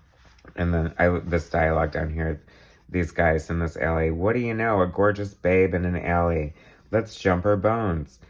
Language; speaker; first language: English; native; English